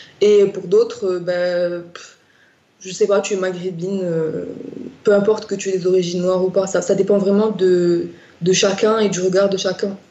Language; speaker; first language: French; non-native, local second language; Arabic